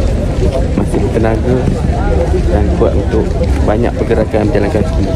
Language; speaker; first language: Malay; native; Malay